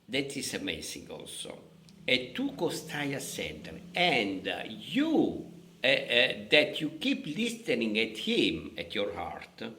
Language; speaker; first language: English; non-native, fluent; Italian